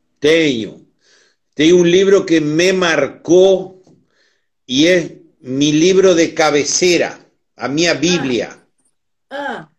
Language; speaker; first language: Portuguese; non-native, learner; Spanish